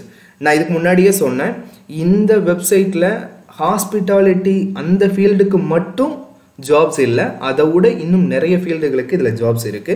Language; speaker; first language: Tamil; native; Tamil